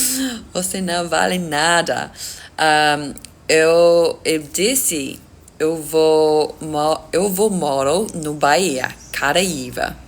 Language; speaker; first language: Portuguese; non-native, learner; English